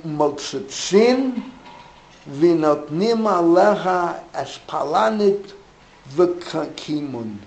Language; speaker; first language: Hebrew; non-native, fluent; English